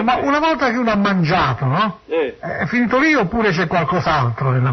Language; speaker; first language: Italian; native; Italian